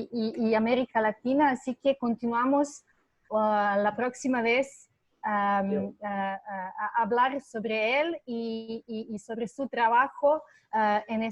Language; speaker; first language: Spanish; non-native, fluent; Serbian